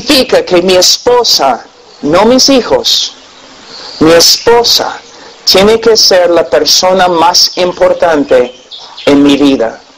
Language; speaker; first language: Spanish; non-native, fluent; English